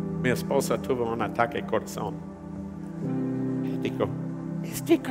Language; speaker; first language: Spanish; early bilingual, heritage; Spanish